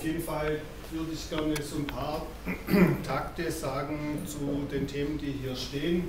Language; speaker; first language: German; native; German